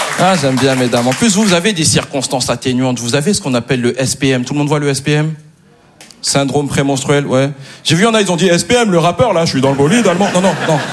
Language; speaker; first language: French; native; French